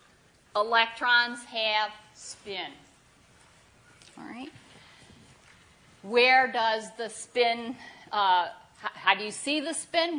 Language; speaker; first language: English; native; English